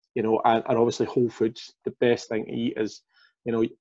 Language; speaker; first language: English; native; English